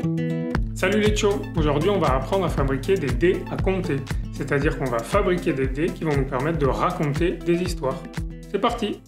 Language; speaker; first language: French; native; French